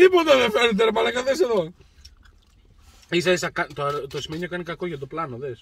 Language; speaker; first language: Greek; native; Greek